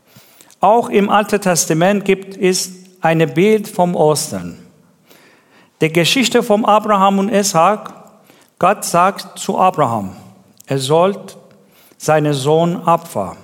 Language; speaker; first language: German; non-native, learner; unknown